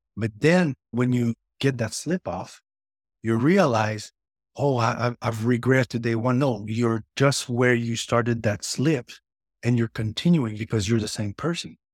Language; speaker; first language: English; native; English